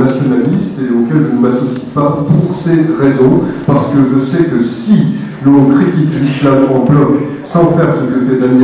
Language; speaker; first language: French; native; French